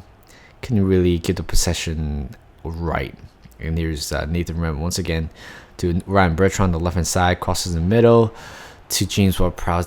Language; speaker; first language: English; non-native, fluent; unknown